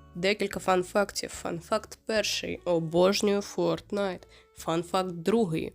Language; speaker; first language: Ukrainian; non-native, local second language; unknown